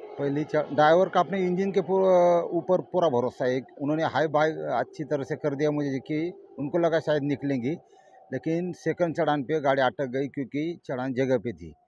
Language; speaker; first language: Hindi; non-native, local second language; Marathi